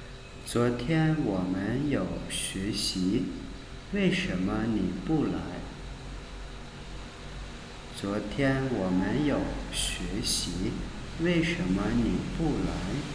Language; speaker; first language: Chinese; non-native, fluent; Hmong